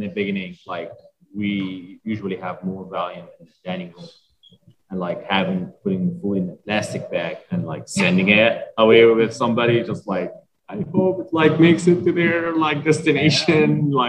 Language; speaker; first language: English; non-native, fluent; Arabic